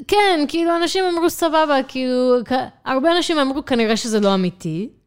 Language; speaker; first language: Hebrew; non-native, fluent; English